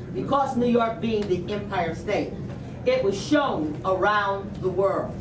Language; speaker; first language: English; native; English